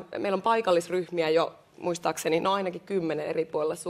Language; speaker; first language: Finnish; native; Finnish